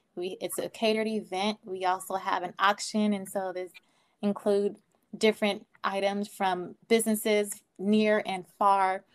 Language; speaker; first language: English; native; English